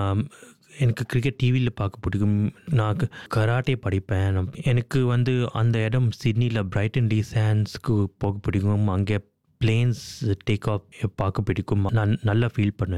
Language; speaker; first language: Tamil; early bilingual, heritage; Tamil